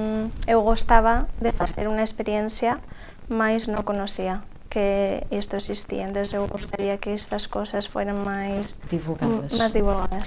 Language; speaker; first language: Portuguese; non-native, learner; Spanish